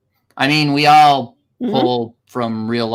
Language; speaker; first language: English; native; English